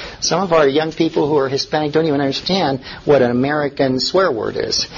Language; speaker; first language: English; native; English